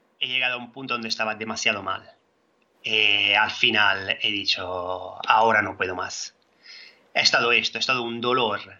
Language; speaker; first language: Spanish; non-native, fluent; Italian